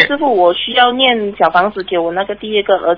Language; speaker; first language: Chinese; native; Chinese